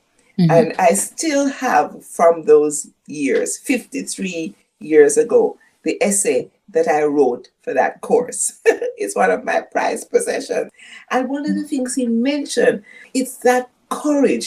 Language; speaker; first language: English; non-native, local second language; Jamaican Creole English